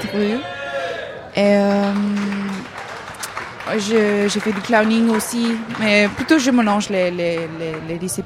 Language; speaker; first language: French; non-native, fluent; Hebrew